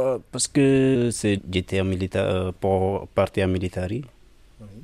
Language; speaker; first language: French; non-native, learner; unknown